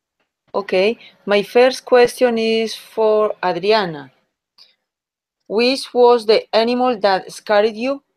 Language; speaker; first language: English; non-native, learner; Spanish